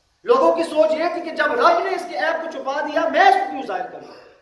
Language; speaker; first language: Urdu; early bilingual, other home language; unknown